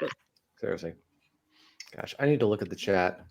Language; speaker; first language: English; native; English